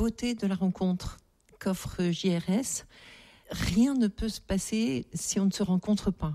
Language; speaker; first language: French; native; French